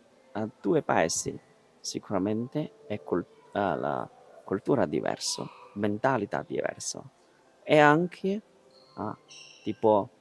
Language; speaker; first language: Italian; non-native, learner; Chinese